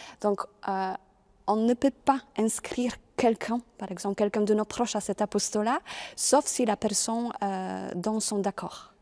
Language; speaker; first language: French; non-native, fluent; Polish